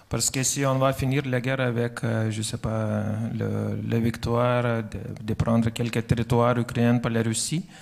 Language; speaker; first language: French; non-native, fluent; Lithuanian